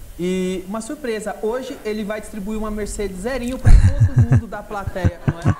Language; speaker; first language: Portuguese; native; Portuguese